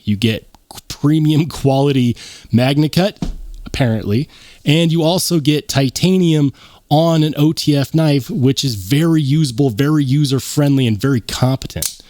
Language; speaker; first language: English; native; English